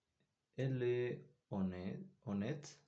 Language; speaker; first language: French; non-native, learner; Spanish